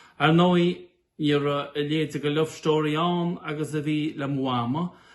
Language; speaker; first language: Irish; native; Irish